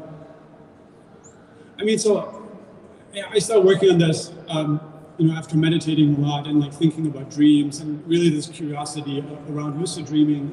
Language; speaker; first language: English; non-native, fluent; German